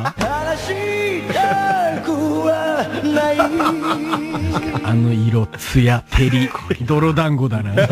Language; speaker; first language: Japanese; native; Japanese